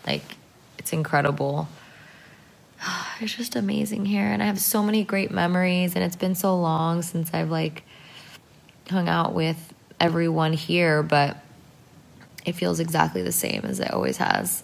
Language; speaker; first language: English; early bilingual, other home language; Spanish